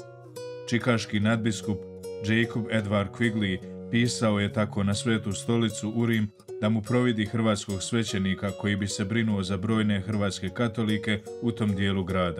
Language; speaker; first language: Croatian; native; Croatian